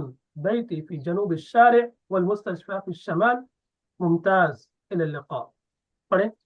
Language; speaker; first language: Arabic; non-native, fluent; Urdu